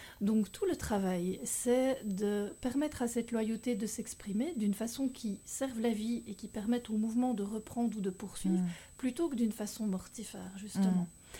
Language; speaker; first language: French; native; French